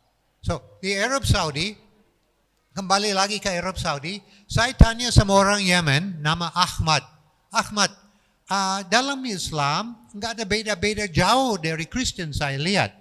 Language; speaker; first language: Indonesian; non-native, fluent; English